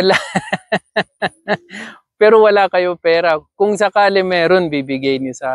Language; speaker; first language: Filipino; non-native, learner; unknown